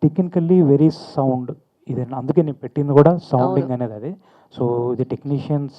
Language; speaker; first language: Telugu; native; Telugu